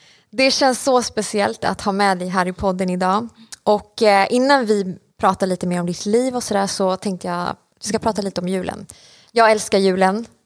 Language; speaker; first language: Swedish; native; Swedish